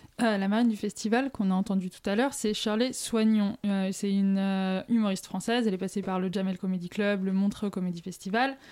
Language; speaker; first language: French; native; French